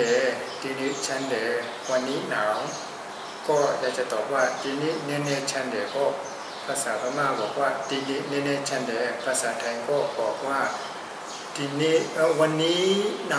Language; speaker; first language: Thai; native; Thai